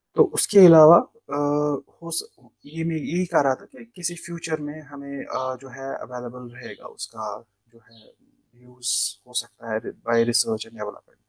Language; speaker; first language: Hindi; non-native, local second language; Kashmiri